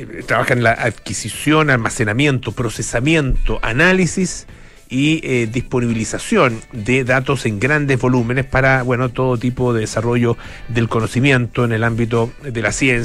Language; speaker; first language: Spanish; native; Spanish